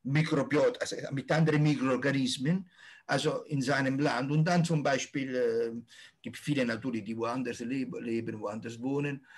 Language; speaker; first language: German; non-native, fluent; Italian